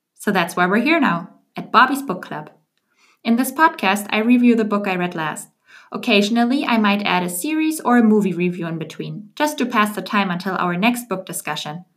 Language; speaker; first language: English; non-native, fluent; German